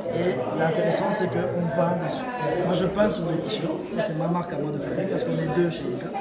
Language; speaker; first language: French; early bilingual, other home language; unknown